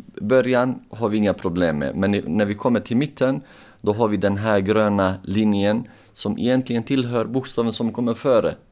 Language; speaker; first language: Swedish; non-native, local second language; Bosnian